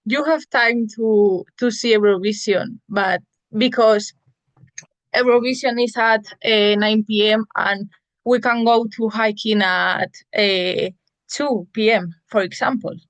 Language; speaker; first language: English; non-native, learner; Spanish